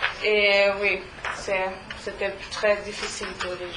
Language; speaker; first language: French; non-native, learner; German